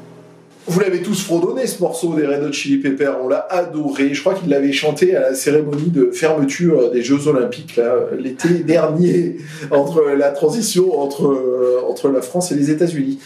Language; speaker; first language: French; native; French